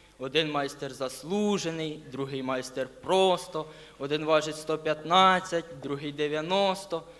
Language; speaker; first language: Ukrainian; native; Ukrainian